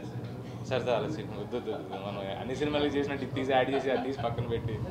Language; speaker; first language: Telugu; native; Telugu